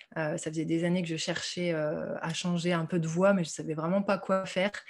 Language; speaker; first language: French; native; French